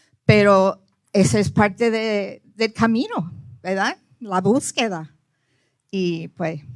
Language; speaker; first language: Spanish; early bilingual, heritage; Spanish